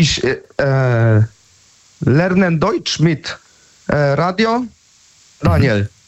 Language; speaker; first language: German; non-native, learner; Polish